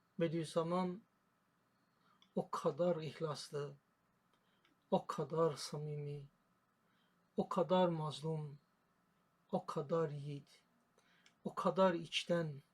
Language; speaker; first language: Turkish; native; Turkish